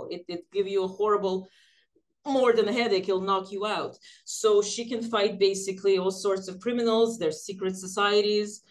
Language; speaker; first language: English; early bilingual, other home language; Ukrainian